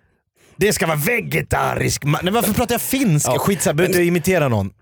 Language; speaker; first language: Swedish; native; Swedish